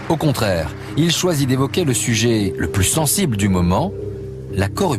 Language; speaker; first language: French; native; French